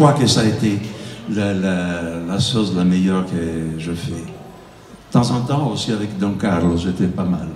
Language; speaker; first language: French; non-native, fluent; Italian